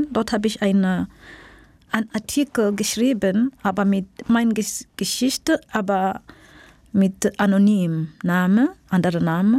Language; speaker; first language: German; non-native, fluent; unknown